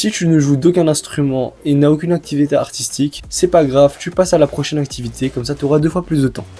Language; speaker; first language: French; early bilingual, other home language; Chinese